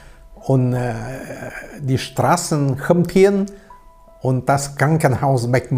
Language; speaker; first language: German; non-native, learner; Vietnamese